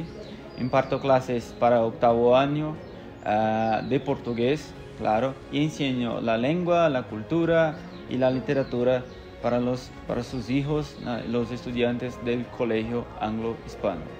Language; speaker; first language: Spanish; non-native, fluent; Portuguese